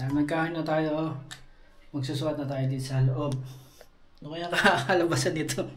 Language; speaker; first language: Filipino; non-native, local second language; Hiligaynon